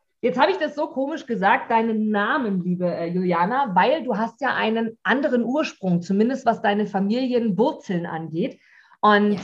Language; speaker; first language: German; native; German